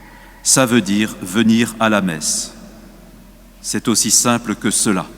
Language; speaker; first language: French; native; French